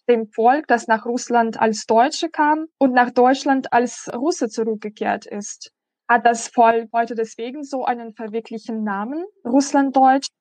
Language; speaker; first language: German; non-native, fluent; Russian